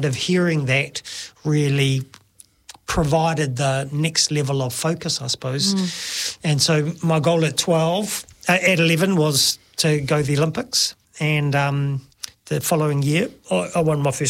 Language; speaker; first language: English; native; English